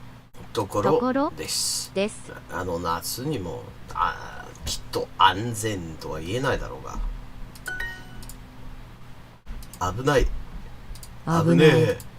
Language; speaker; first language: Japanese; non-native, fluent; English